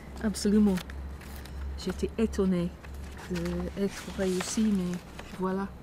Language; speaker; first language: French; non-native, fluent; English